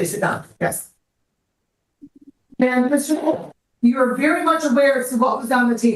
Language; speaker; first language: English; native; English